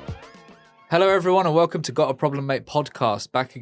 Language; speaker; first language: English; native; English